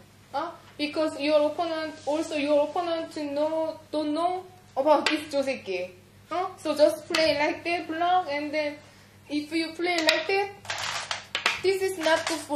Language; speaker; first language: English; non-native, learner; Korean